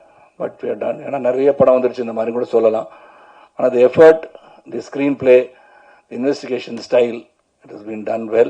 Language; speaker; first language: Tamil; native; Tamil